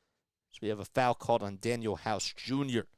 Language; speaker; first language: English; native; English